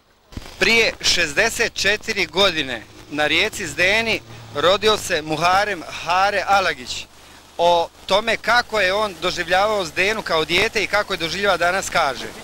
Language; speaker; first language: Bosnian; native; Bosnian